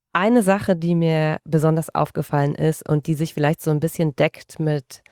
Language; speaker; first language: German; native; German